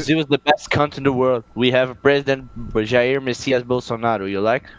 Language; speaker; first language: English; non-native, learner; Portuguese